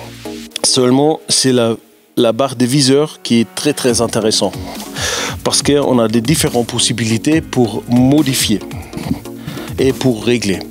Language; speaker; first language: French; non-native, fluent; German